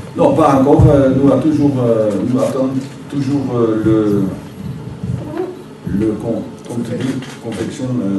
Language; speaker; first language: French; non-native, learner; Dutch